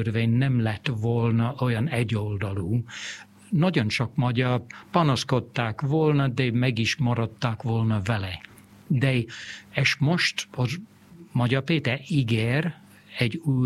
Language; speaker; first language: Hungarian; non-native, fluent; English